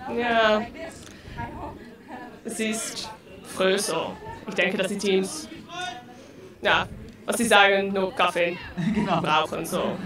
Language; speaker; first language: German; non-native, learner; Dutch